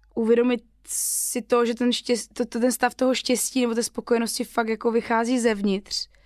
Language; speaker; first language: Czech; non-native, local second language; Polish